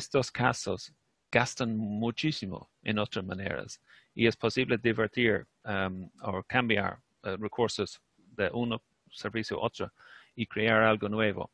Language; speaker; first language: Spanish; non-native, fluent; English